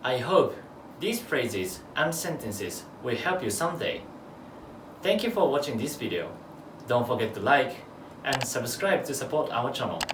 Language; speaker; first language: English; non-native, fluent; Japanese